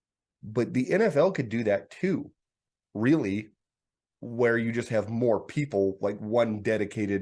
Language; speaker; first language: English; native; English